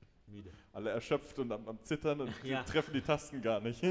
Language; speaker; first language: German; native; German